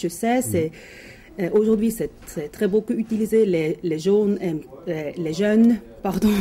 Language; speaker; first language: French; non-native, local second language; German